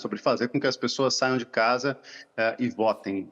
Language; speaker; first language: Portuguese; native; Portuguese